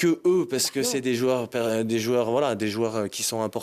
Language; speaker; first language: French; native; French